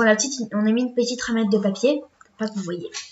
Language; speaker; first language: French; native; French